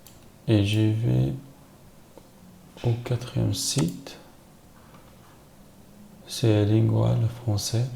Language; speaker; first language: French; non-native, learner; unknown